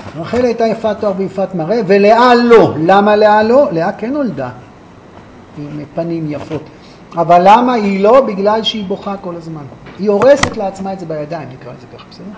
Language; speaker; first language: Hebrew; native; Hebrew